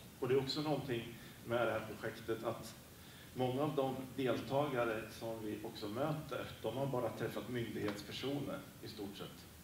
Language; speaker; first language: Swedish; native; Swedish